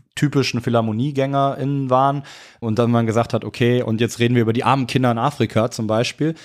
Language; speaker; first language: German; native; German